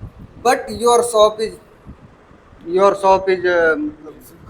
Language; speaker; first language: English; non-native, learner; Hindi